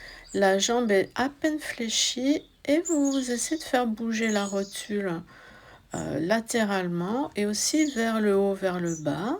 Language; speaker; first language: French; native; French